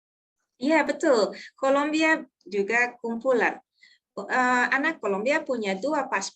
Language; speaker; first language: Indonesian; non-native, learner; Dutch